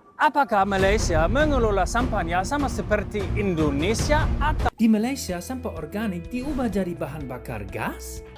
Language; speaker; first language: Indonesian; non-native, fluent; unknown